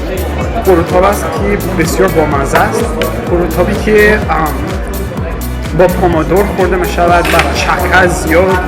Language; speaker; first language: Persian; non-native, learner; English